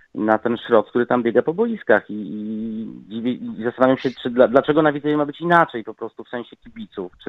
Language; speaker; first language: Polish; native; Polish